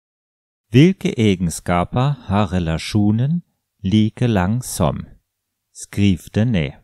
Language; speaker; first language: Norwegian; non-native, fluent; German